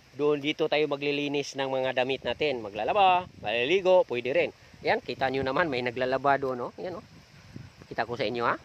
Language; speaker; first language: Filipino; non-native, local second language; Cebuano